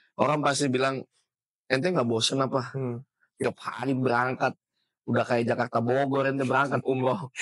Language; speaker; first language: Indonesian; native; Indonesian